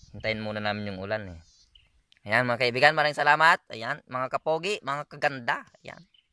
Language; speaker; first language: Filipino; non-native, local second language; Iloko